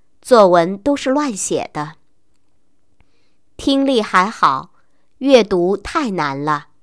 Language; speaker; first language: Chinese; native; Chinese